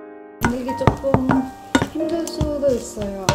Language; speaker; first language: Korean; non-native, fluent; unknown